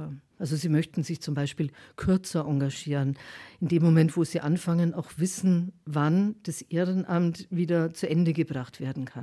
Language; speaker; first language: German; native; German